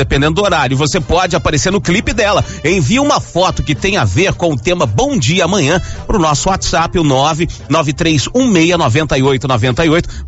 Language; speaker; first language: Portuguese; native; Portuguese